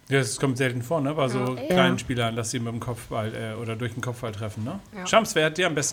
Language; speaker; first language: German; native; German